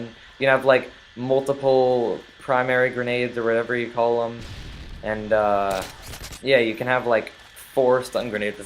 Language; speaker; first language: English; native; English